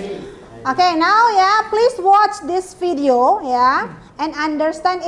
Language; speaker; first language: English; non-native, fluent; Indonesian